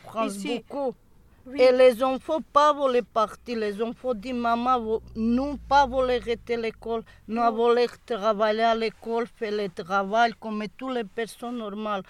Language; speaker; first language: French; non-native, learner; Serbian